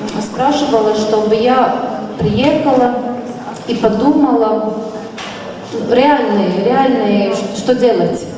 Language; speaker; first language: Russian; non-native, local second language; Latvian